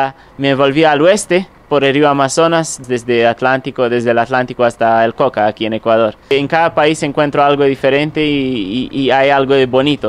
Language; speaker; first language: Spanish; non-native, fluent; Romanian